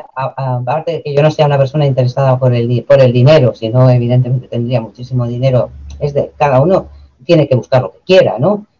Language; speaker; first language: Spanish; native; Spanish